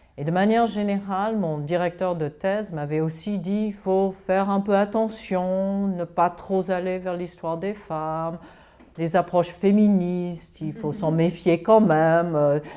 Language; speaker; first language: French; early bilingual, heritage; English